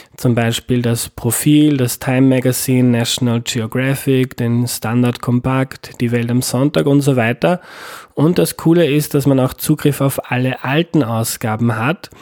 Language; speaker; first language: German; native; German